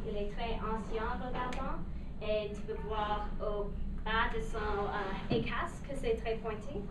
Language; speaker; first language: French; non-native, learner; English